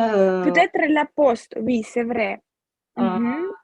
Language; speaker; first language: French; non-native, fluent; Russian